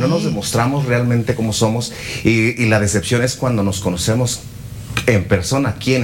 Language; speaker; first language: Spanish; native; Spanish